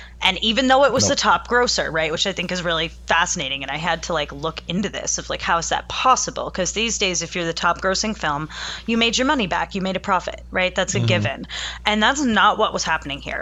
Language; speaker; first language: English; native; English